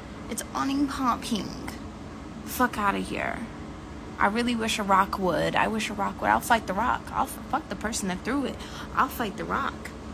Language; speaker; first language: English; native; English